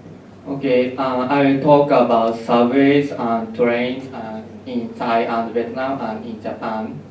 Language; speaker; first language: English; non-native, learner; Japanese